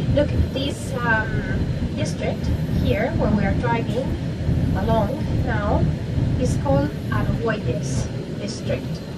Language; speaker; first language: English; non-native, fluent; Spanish